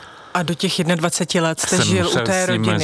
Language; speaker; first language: Czech; native; Czech